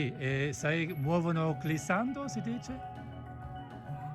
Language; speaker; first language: Italian; non-native, fluent; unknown